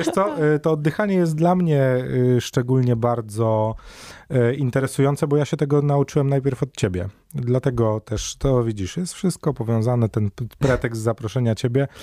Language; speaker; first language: Polish; native; Polish